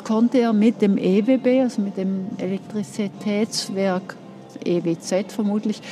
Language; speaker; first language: German; native; German